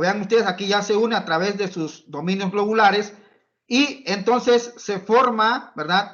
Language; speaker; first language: Spanish; native; Spanish